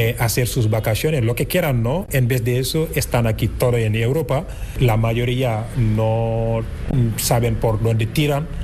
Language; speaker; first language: Spanish; non-native, fluent; Wolof